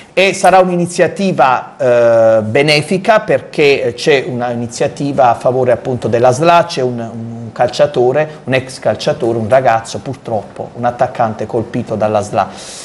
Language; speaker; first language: Italian; native; Italian